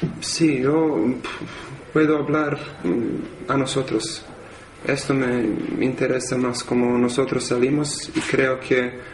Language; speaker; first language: Spanish; non-native, learner; Serbian